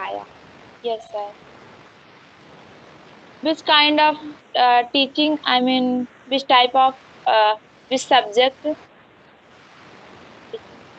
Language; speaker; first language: English; non-native, learner; Hindi